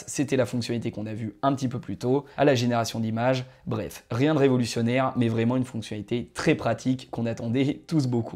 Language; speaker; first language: French; native; French